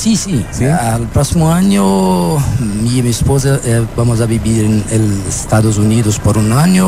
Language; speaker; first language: Spanish; non-native, learner; Portuguese